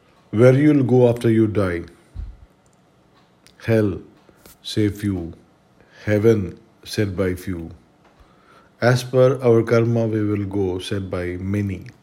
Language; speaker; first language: English; non-native, local second language; Malayalam